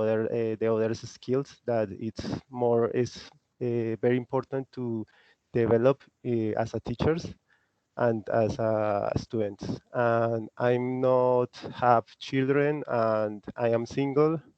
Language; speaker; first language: English; non-native, learner; Spanish